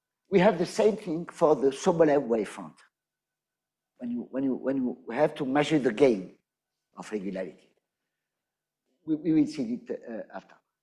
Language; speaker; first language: English; non-native, fluent; Arabic